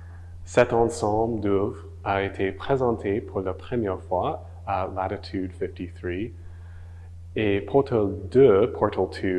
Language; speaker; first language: French; non-native, local second language; English